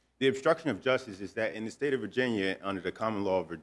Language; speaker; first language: English; native; English